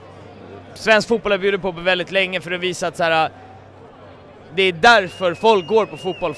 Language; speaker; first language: Swedish; native; Swedish